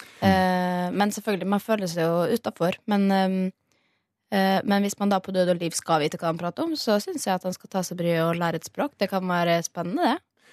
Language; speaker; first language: Norwegian; native; Norwegian